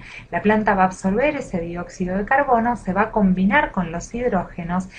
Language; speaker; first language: Spanish; native; Spanish